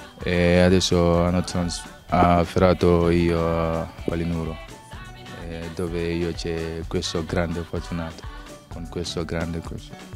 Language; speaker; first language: Italian; non-native, learner; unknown